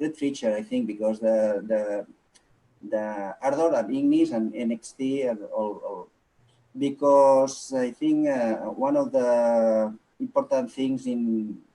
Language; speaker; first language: English; non-native, local second language; Catalan